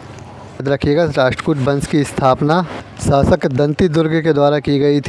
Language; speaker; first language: Hindi; native; Hindi